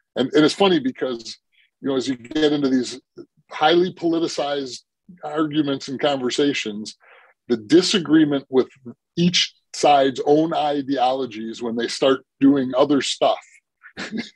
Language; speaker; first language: English; native; English